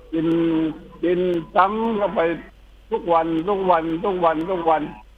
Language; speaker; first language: Thai; native; Thai